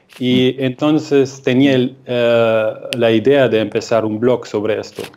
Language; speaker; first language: Spanish; non-native, fluent; Russian